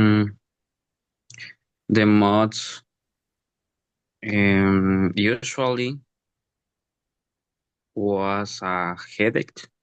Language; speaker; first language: English; non-native, learner; Spanish